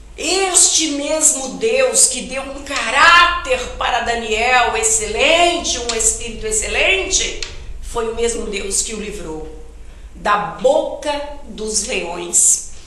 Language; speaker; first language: Portuguese; native; Portuguese